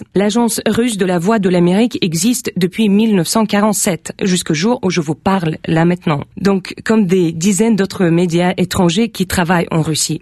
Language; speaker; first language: French; non-native, fluent; Russian